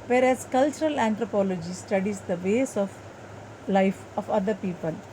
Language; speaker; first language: English; non-native, local second language; Kannada